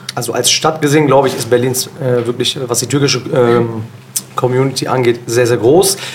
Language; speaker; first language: German; early bilingual, other home language; Turkish